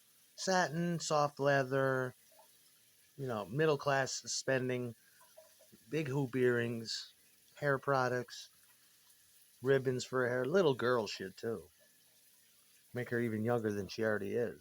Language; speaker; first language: English; native; English